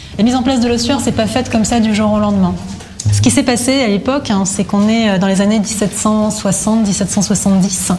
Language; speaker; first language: French; native; French